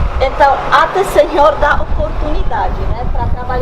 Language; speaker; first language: Portuguese; non-native, learner; Polish